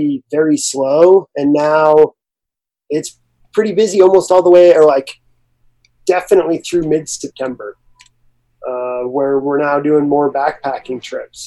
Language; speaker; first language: English; native; English